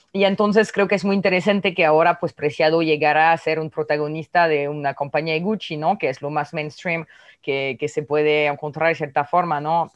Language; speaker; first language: Spanish; non-native, fluent; French